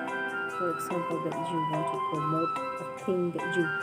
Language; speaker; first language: English; non-native, local second language; Indonesian